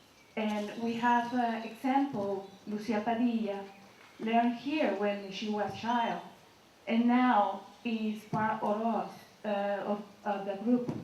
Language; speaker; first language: English; non-native, learner; Spanish